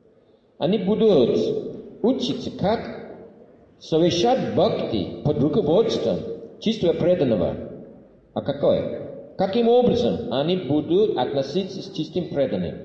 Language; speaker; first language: Russian; non-native, fluent; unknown